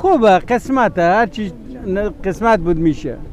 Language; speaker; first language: Persian; native; Persian